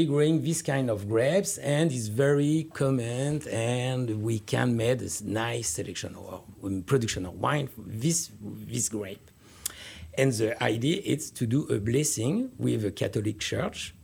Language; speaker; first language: English; non-native, learner; French